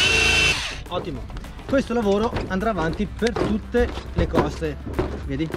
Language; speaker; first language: Italian; native; Italian